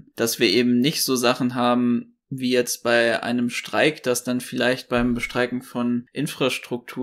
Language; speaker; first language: German; native; German